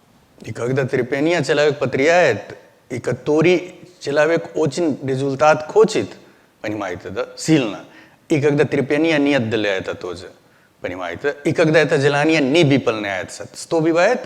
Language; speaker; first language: Russian; non-native, learner; Hindi